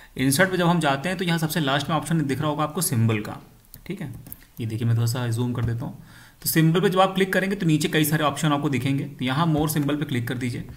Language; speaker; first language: Hindi; native; Hindi